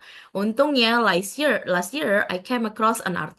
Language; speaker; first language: English; non-native, fluent; Indonesian